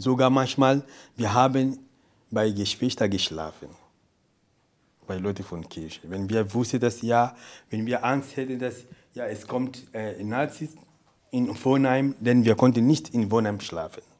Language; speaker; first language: German; non-native, fluent; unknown